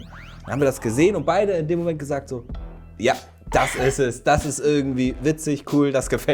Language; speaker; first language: German; native; German